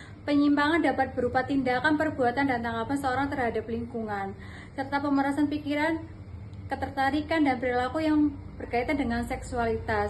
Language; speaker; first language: Indonesian; native; Indonesian